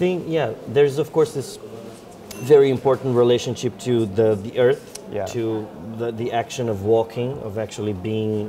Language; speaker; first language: English; non-native, fluent; Portuguese